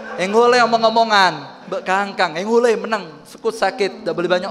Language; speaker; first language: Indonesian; non-native, local second language; Javanese